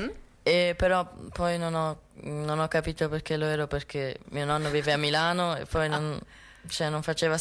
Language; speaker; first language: Italian; early bilingual, heritage; Italian